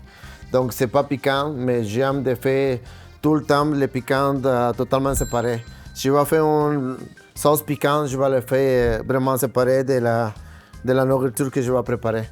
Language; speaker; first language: French; non-native, fluent; Spanish